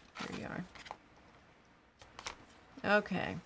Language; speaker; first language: English; native; English